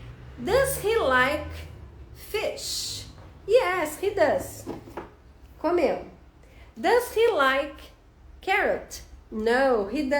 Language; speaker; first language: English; non-native, fluent; Portuguese